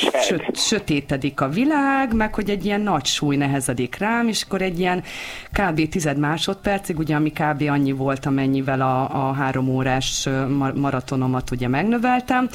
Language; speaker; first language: Hungarian; native; Hungarian